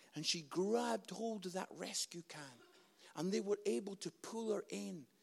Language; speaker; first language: English; native; English